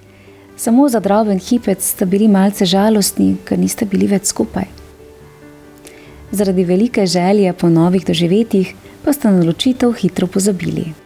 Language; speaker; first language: Slovenian; native; Slovenian